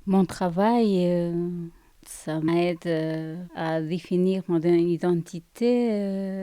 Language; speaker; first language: French; non-native, fluent; Spanish